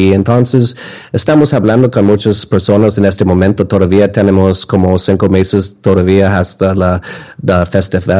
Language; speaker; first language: Spanish; non-native, learner; English